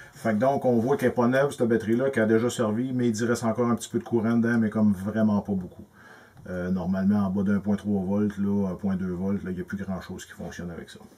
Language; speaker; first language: French; native; French